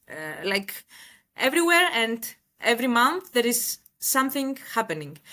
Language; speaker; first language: English; non-native, fluent; Greek